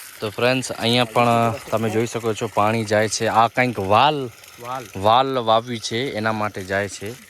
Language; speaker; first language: Gujarati; non-native, local second language; Kachhi